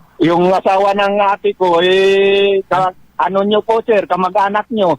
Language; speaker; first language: Filipino; non-native, local second language; Waray